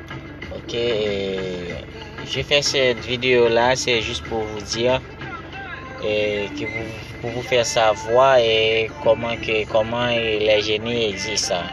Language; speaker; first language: French; non-native, learner; Haitian Creole